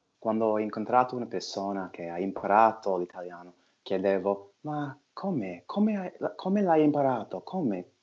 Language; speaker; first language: Italian; non-native, fluent; English